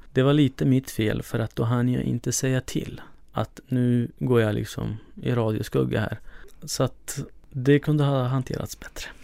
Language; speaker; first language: Swedish; early bilingual, other home language; Kurdish